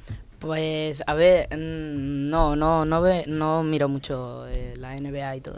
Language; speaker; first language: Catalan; non-native, local second language; Spanish